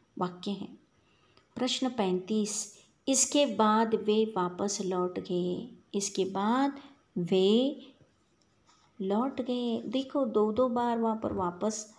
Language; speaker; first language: Hindi; non-native, local second language; Kannada